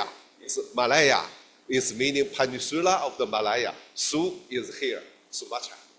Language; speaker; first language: English; non-native, fluent; Indonesian